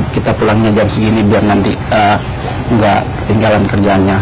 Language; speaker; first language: Indonesian; native; Indonesian